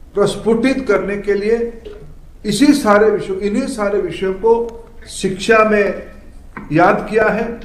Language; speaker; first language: Hindi; non-native, local second language; Odia